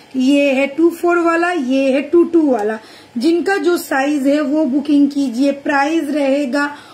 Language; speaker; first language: Hindi; non-native, local second language; Bangla